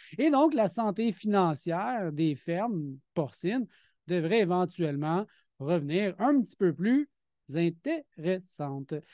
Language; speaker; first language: French; native; French